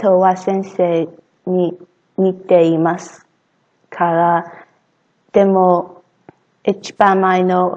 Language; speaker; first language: Japanese; non-native, learner; English